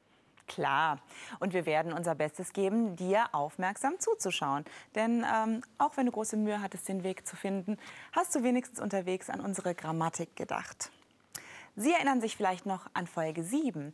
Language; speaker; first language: German; native; German